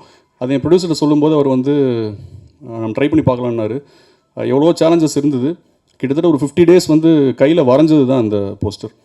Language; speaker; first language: Tamil; native; Tamil